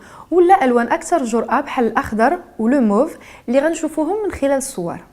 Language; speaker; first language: Arabic; native; Arabic